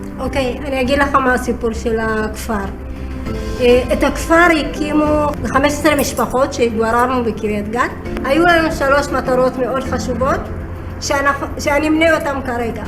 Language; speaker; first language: Hebrew; early bilingual, other home language; Amharic